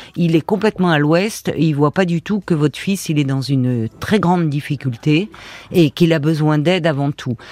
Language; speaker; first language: French; native; French